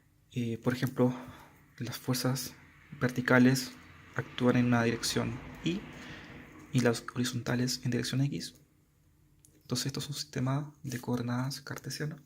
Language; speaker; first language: Spanish; native; Spanish